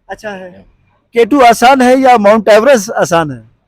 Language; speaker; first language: Hindi; non-native, local second language; Balti